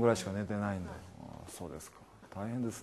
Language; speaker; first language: Japanese; native; Japanese